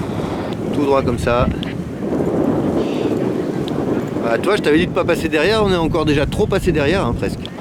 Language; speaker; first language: French; native; French